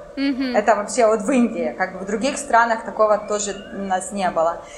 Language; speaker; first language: Russian; non-native, local second language; French